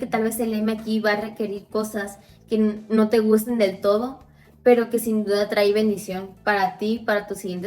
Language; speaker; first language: Spanish; native; Spanish